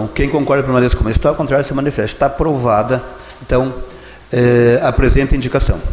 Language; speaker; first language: Portuguese; native; Portuguese